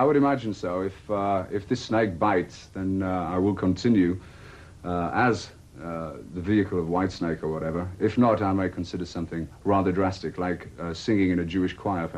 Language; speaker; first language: English; native; English